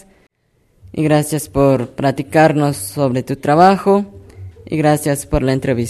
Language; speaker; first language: Spanish; non-native, local second language; Tzotzil